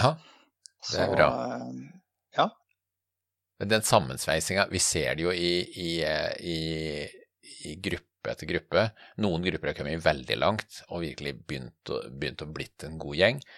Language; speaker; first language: Norwegian; native; Norwegian